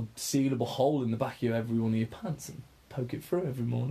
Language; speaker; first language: English; native; English